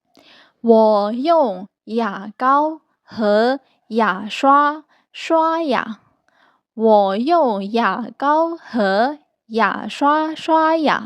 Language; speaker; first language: Chinese; non-native, fluent; Burmese